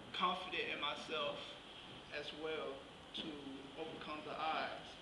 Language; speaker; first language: English; native; English